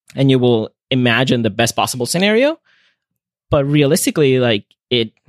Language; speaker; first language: English; non-native, fluent; Spanish